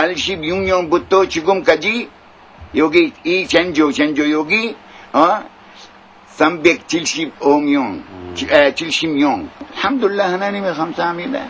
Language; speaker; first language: Korean; non-native, learner; Arabic